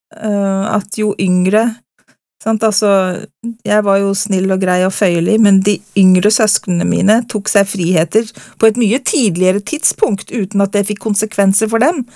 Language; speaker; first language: Norwegian; native; Norwegian